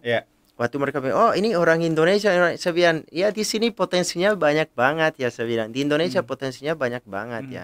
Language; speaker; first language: Indonesian; non-native, fluent; Italian